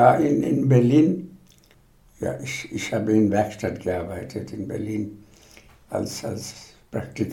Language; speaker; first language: German; non-native, fluent; Bangla